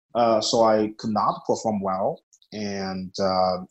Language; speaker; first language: English; non-native, fluent; Chinese